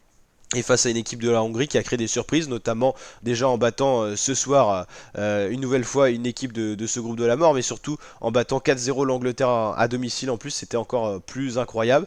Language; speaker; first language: French; native; French